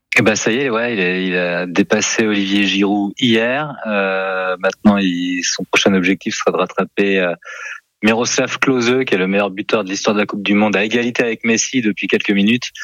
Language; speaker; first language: French; native; French